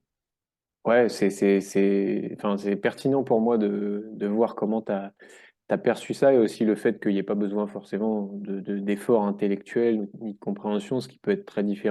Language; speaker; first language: French; native; French